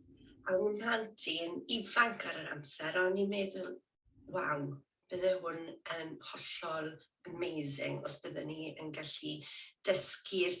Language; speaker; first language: Welsh; native; Welsh